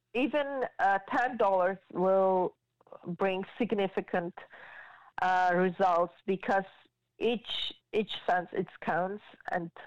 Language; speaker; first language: English; non-native, fluent; Georgian